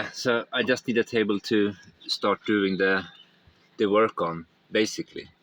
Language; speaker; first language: English; non-native, fluent; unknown